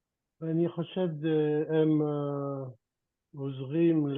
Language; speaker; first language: Hebrew; non-native, learner; French